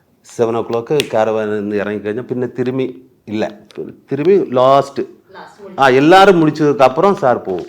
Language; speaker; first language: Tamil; non-native, learner; Malayalam